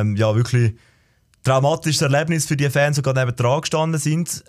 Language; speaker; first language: German; native; German